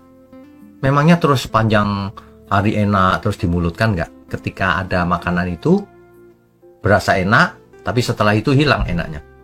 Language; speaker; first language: Indonesian; native; Indonesian